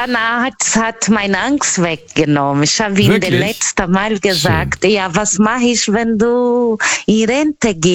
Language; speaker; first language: German; non-native, learner; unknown